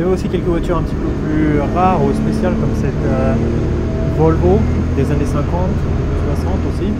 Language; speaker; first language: French; native; French